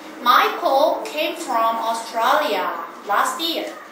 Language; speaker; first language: English; non-native, fluent; Korean